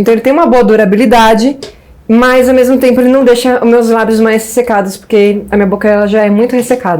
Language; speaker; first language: Portuguese; native; Portuguese